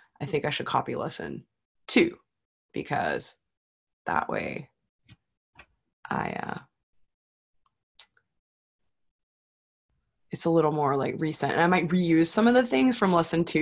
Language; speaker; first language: English; native; English